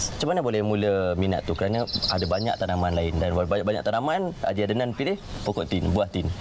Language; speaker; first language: Malay; native; Malay